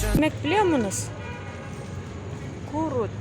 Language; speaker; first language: Turkish; non-native, learner; Kyrgyz